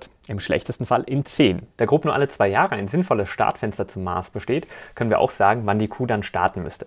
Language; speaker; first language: German; native; German